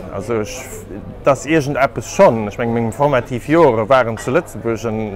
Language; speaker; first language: German; non-native, local second language; Luxembourgish